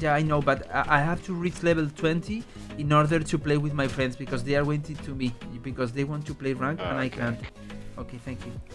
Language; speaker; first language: English; non-native, learner; Spanish